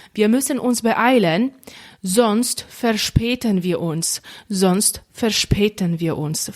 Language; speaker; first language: German; non-native, fluent; Polish